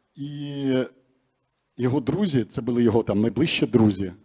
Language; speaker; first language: Ukrainian; native; Ukrainian